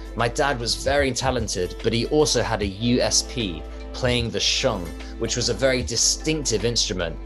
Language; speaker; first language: English; native; English